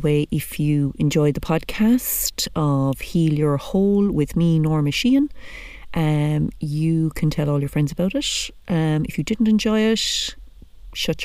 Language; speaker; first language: English; native; English